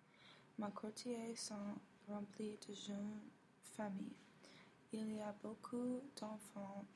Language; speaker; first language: French; non-native, learner; English